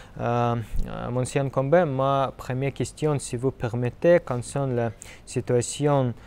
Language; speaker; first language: French; non-native, learner; Russian